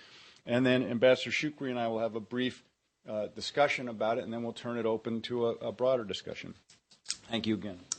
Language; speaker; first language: English; native; English